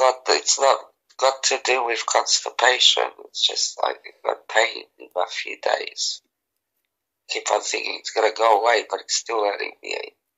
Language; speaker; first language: English; early bilingual, other home language; Serbian